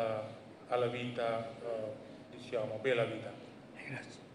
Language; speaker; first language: Italian; non-native, learner; Indonesian